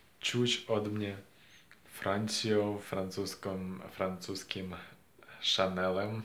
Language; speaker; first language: Polish; non-native, fluent; Ukrainian